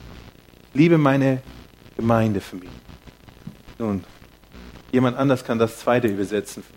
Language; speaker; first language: German; non-native, fluent; English